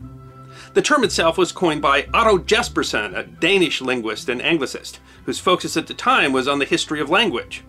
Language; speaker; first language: English; native; English